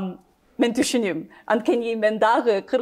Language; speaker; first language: Kyrgyz; non-native, learner; English